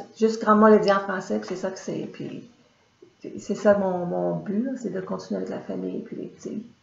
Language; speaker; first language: French; native; French